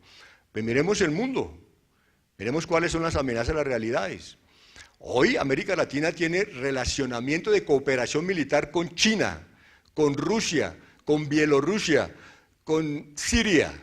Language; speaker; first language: Spanish; native; Spanish